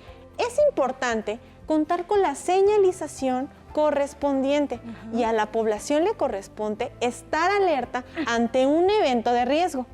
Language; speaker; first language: Spanish; native; Spanish